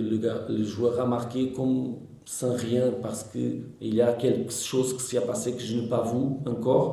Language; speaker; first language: French; non-native, learner; Portuguese